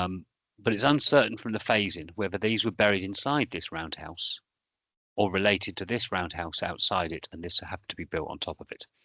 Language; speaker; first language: English; native; English